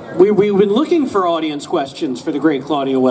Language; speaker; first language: English; native; English